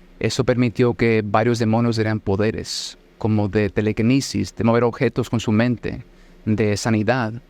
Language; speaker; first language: Spanish; early bilingual, heritage; Spanish